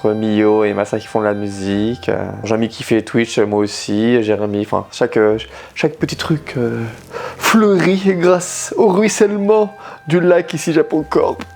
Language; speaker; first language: French; native; French